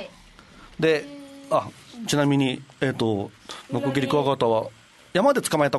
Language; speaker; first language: Japanese; native; Japanese